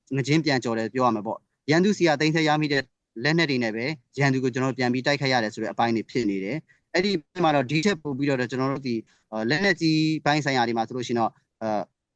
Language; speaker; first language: Burmese; non-native, local second language; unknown